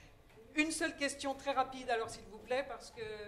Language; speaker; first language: French; native; French